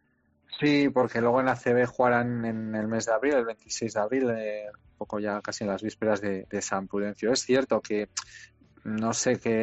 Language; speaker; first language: Spanish; native; Spanish